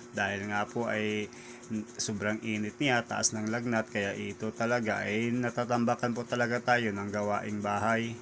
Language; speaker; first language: Filipino; non-native, local second language; Cebuano